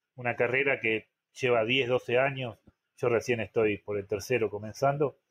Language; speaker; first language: Spanish; native; Spanish